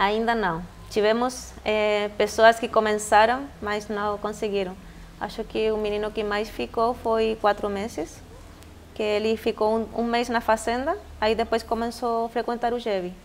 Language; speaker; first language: Portuguese; non-native, fluent; Spanish